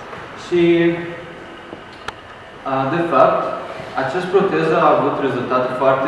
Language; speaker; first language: Romanian; non-native, learner; Arabic